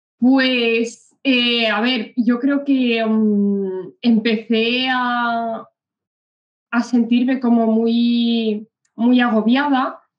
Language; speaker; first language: Spanish; early bilingual, other home language; Arabic